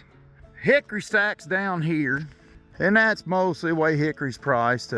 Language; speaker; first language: English; native; English